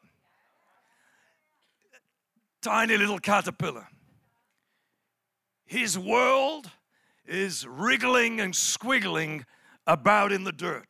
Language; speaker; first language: English; native; English